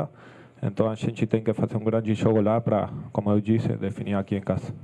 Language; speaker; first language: Portuguese; non-native, fluent; Spanish